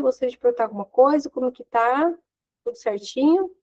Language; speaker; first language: Portuguese; native; Portuguese